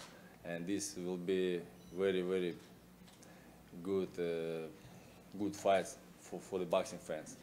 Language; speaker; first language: English; non-native, learner; Russian